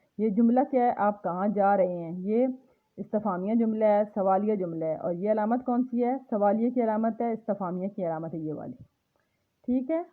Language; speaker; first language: Urdu; non-native, local second language; Punjabi